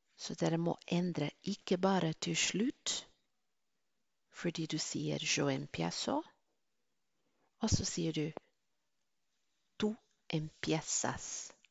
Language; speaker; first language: Norwegian; non-native, fluent; Spanish